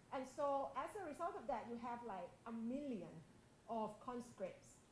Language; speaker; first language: English; non-native, fluent; Thai